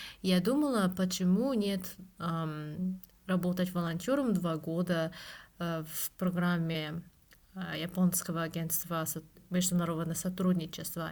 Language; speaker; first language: Russian; non-native, fluent; Japanese